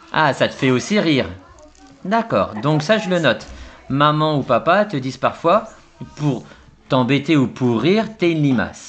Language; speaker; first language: French; native; French